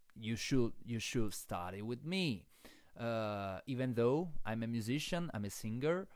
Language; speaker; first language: English; non-native, fluent; Italian